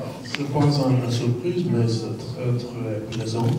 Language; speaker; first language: French; non-native, fluent; English